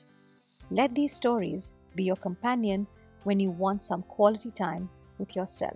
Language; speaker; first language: English; non-native, local second language; Bangla